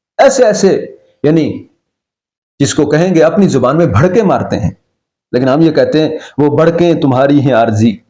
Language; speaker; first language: Urdu; non-native, local second language; Punjabi